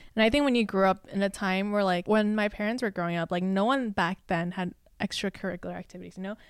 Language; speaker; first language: English; early bilingual, other home language; Chinese